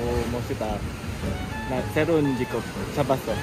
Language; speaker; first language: Korean; non-native, learner; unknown